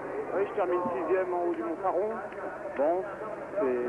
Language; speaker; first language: French; non-native, fluent; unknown